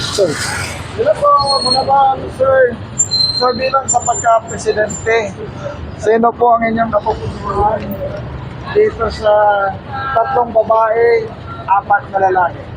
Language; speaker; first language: Filipino; native; Filipino